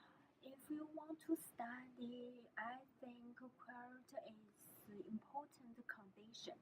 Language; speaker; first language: English; non-native, learner; Chinese